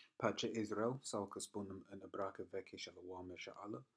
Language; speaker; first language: Romanian; non-native, learner; English